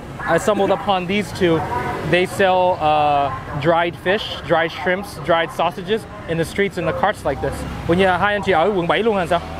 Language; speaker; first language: English; early bilingual, other home language; Vietnamese